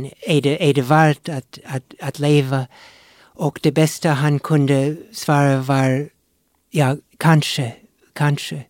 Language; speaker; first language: Swedish; non-native, fluent; English